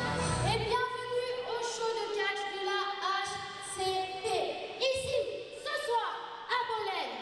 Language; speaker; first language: French; native; French